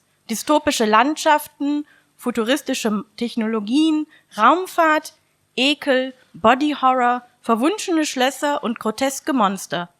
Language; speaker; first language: German; native; German